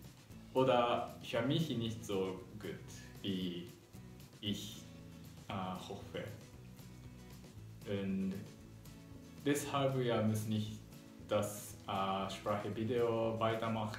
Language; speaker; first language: German; non-native, learner; Japanese